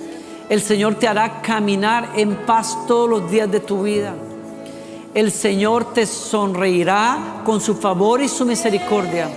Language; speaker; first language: Spanish; native; Spanish